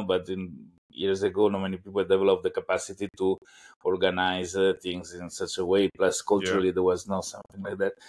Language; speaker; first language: English; non-native, fluent; Italian